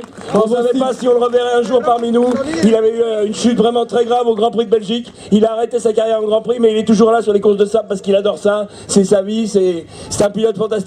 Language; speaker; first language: French; native; French